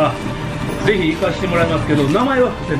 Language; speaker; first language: Japanese; native; Japanese